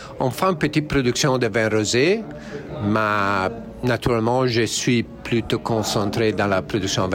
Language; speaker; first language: French; non-native, learner; Italian